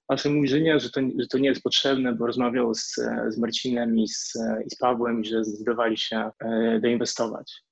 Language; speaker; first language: Polish; native; Polish